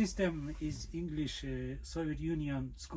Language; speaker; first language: English; non-native, learner; Russian